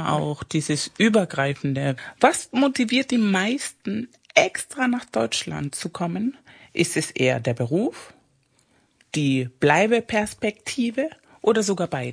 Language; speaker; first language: German; early bilingual, other home language; Spanish